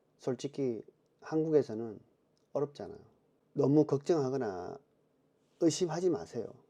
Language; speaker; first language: Korean; native; Korean